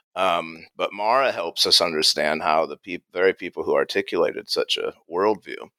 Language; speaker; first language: English; native; English